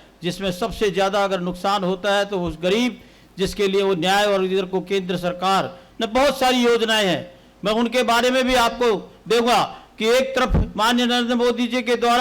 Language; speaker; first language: Hindi; native; Hindi